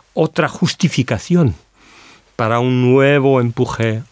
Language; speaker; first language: Spanish; non-native, fluent; English